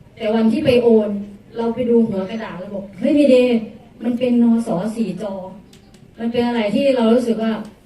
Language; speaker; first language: Thai; native; Thai